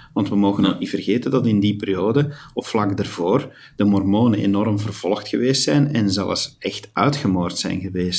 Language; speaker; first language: Dutch; native; Dutch